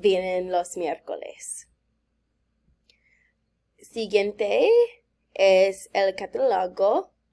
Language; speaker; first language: Spanish; non-native, learner; English